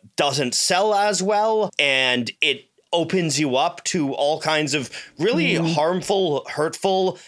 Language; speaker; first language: English; native; English